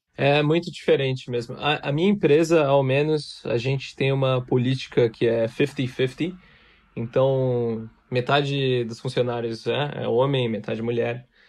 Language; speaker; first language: Portuguese; native; Portuguese